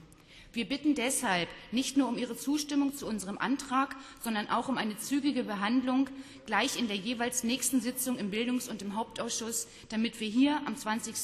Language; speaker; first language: German; native; German